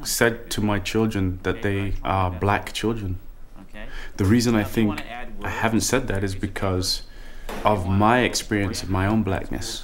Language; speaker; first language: English; native; English